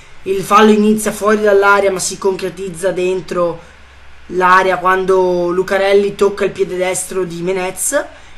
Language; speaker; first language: Italian; native; Italian